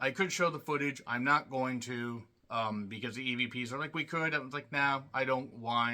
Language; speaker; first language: English; native; English